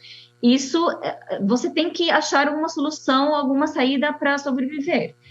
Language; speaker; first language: Portuguese; non-native, fluent; Arabic